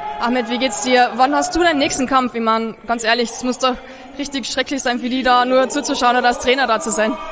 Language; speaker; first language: German; native; German